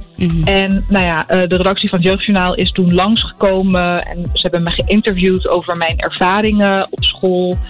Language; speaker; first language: Dutch; early bilingual, other home language; Arabic